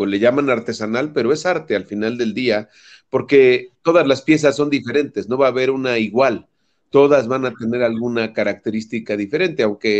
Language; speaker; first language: Spanish; native; Spanish